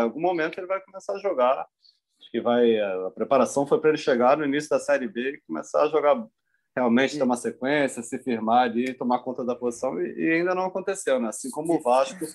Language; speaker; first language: Portuguese; native; Portuguese